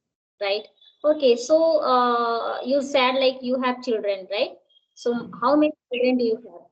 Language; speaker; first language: English; non-native, local second language; Hindi